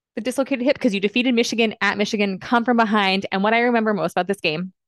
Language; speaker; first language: English; native; English